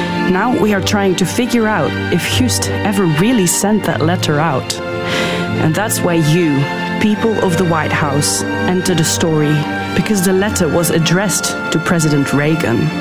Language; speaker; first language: English; non-native, fluent; Dutch